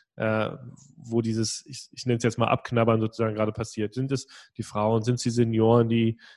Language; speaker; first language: German; non-native, fluent; English